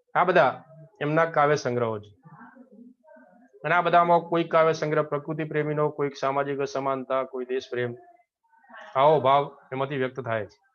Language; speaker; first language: Gujarati; native; Gujarati